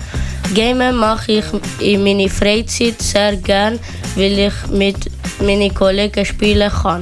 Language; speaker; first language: German; non-native, local second language; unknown